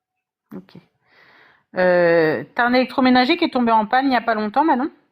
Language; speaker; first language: French; native; French